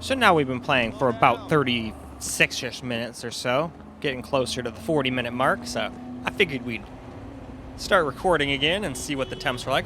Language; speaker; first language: English; native; English